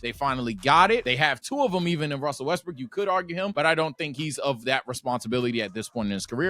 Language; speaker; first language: English; native; English